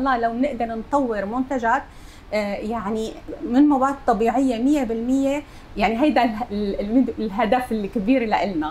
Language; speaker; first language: Arabic; native; Arabic